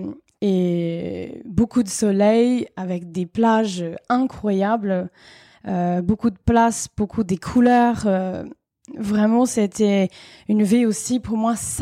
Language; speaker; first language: French; non-native, fluent; English